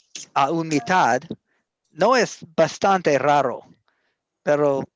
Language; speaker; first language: Spanish; non-native, learner; English